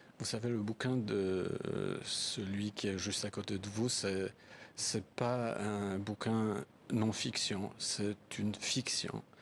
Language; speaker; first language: French; non-native, fluent; Polish